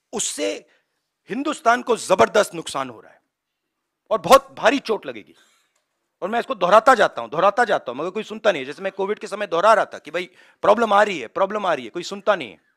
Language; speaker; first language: Hindi; native; Hindi